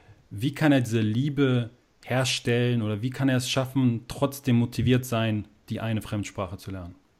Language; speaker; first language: German; native; German